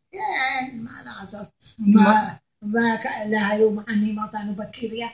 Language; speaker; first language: Hebrew; non-native, learner; Arabic